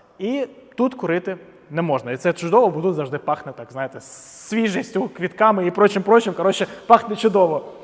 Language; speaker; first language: Ukrainian; non-native, local second language; Russian